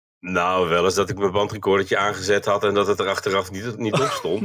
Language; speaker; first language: Dutch; native; Dutch